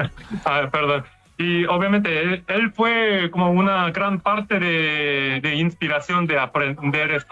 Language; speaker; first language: Spanish; non-native, learner; Korean